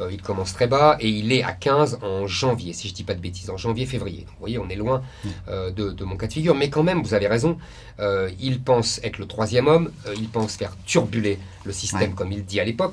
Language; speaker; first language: French; native; French